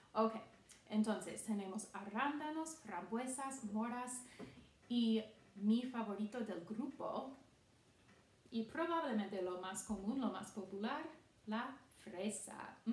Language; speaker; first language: Spanish; non-native, fluent; English